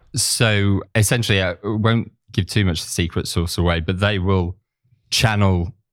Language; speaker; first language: English; native; English